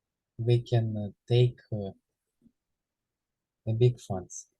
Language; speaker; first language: English; non-native, learner; Ukrainian